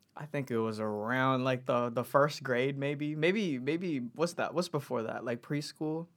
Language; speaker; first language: English; non-native, local second language; Filipino